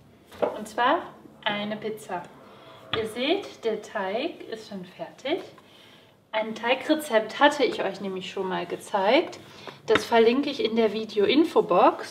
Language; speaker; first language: German; native; German